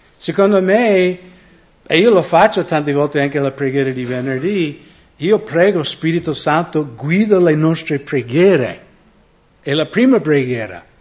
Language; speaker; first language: Italian; non-native, fluent; English